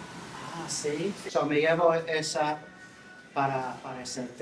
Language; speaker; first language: Spanish; non-native, learner; English